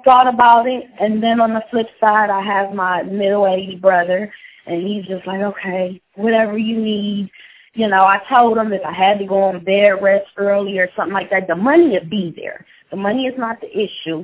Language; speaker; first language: English; native; English